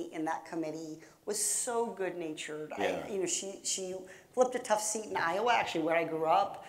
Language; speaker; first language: English; native; English